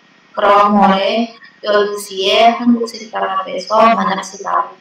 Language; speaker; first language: Korean; non-native, learner; Indonesian